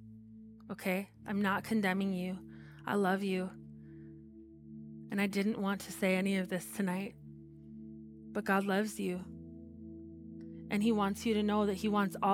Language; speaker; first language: English; native; English